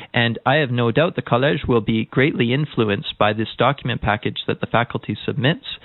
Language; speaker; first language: English; native; English